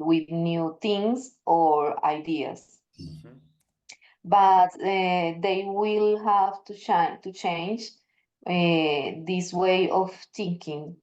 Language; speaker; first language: English; non-native, learner; Spanish